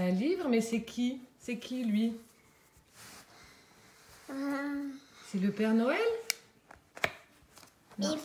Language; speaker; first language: French; native; French